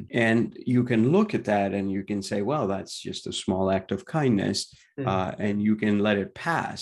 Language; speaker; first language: English; non-native, local second language; Gujarati